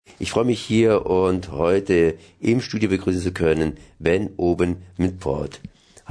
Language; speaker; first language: German; native; German